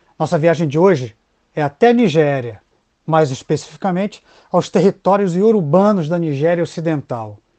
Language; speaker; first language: Portuguese; native; Portuguese